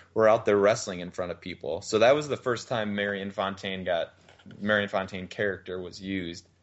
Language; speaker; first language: English; native; English